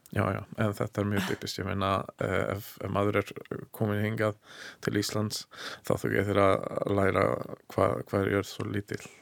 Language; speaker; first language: Icelandic; non-native, learner; Hungarian